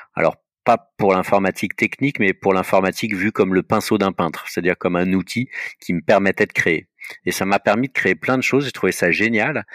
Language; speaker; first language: French; native; French